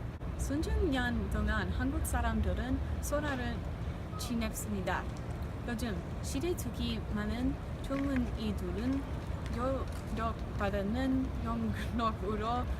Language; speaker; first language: Korean; non-native, learner; English